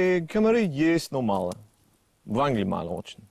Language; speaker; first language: Russian; non-native, learner; English